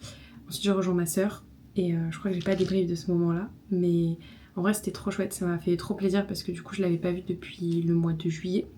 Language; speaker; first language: French; native; French